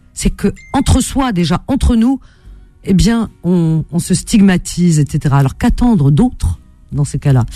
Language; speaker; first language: French; native; French